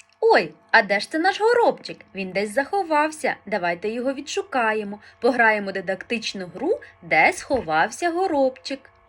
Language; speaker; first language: Ukrainian; native; Ukrainian